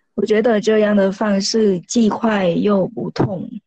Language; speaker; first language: Chinese; non-native, fluent; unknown